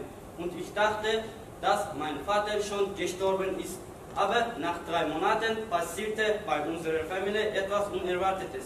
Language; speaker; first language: German; non-native, learner; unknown